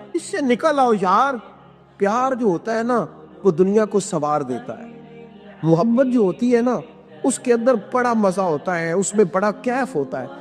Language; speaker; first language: Urdu; non-native, local second language; Punjabi